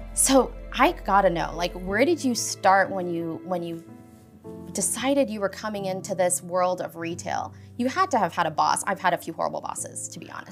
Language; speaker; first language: English; native; English